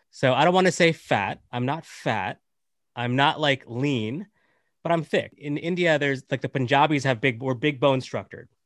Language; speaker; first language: English; native; English